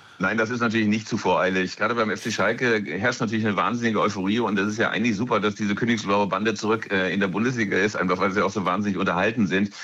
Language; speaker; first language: German; native; German